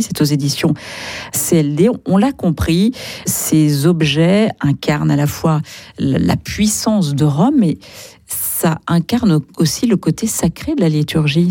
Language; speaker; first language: French; native; French